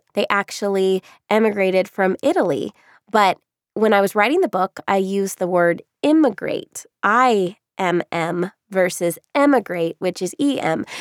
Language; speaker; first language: English; native; English